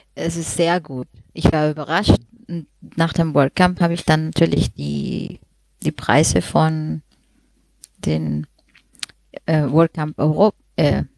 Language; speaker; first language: German; non-native, fluent; Spanish